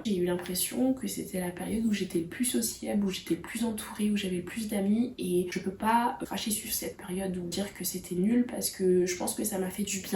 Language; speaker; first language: French; native; French